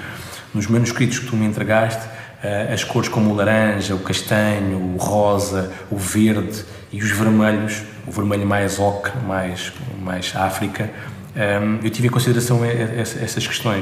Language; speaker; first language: Portuguese; native; Portuguese